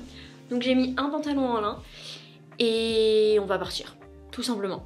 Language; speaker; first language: French; native; French